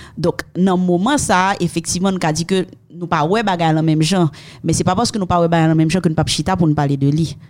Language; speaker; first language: French; non-native, local second language; Haitian Creole